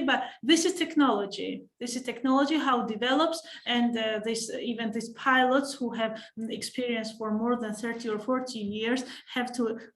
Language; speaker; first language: English; non-native, fluent; Georgian